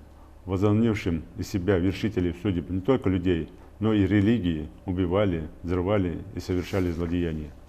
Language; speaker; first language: Russian; non-native, local second language; Ingush